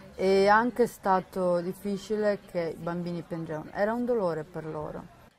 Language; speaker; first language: Italian; non-native, fluent; Ukrainian